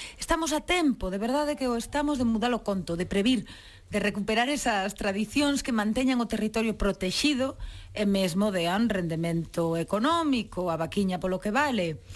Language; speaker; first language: Galician; native; Galician